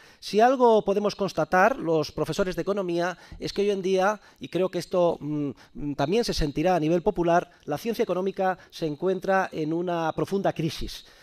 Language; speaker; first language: Spanish; native; Spanish